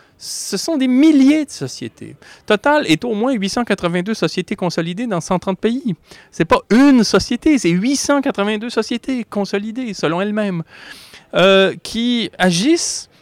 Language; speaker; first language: French; native; French